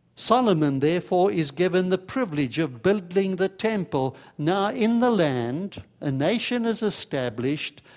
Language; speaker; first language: English; native; English